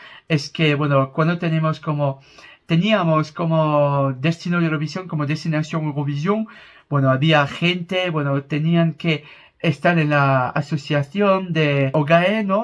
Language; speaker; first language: Spanish; non-native, fluent; French